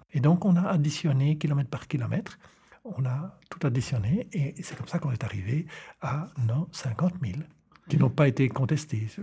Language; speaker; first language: French; native; French